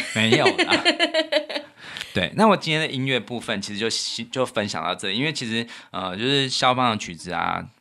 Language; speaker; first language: Chinese; native; Chinese